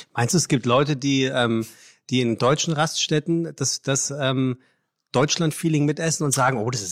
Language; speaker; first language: German; native; German